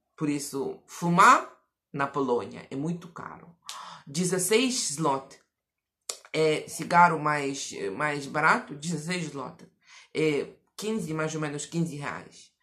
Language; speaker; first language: Portuguese; non-native, fluent; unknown